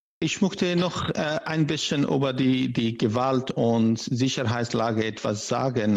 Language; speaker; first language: German; non-native, learner; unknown